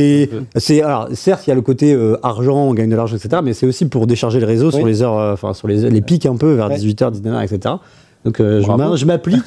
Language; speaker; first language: French; native; French